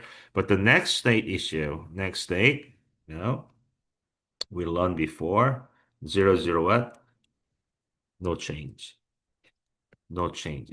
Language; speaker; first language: English; non-native, fluent; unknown